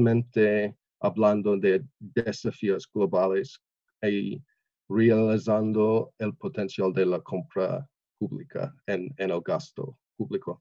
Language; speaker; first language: Spanish; non-native, learner; English